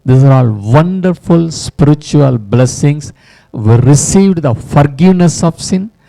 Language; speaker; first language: English; non-native, local second language; Hindi